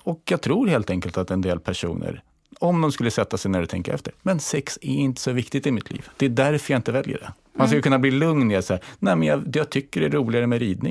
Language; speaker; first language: Swedish; native; Swedish